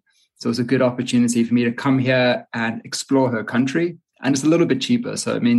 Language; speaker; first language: English; native; English